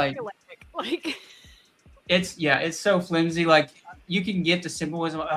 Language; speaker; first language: English; native; English